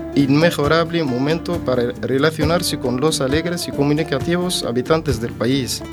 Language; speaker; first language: Spanish; non-native, fluent; Arabic